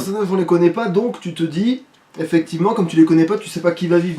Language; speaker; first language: French; native; French